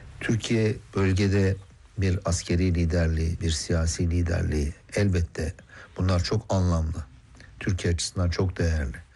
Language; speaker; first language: Turkish; native; Turkish